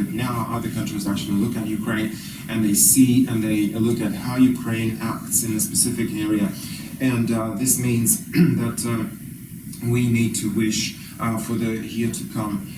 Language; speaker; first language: English; non-native, fluent; Ukrainian